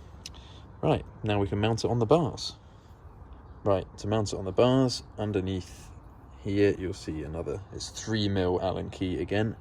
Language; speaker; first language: English; native; English